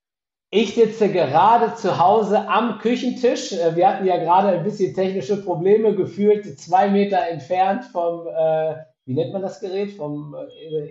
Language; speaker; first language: German; native; German